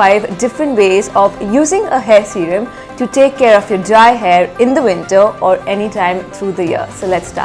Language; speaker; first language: English; non-native, local second language; Hindi